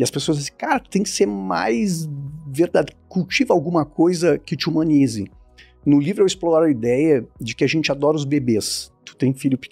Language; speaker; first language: Portuguese; native; Portuguese